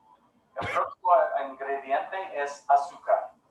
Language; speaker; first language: Spanish; non-native, learner; English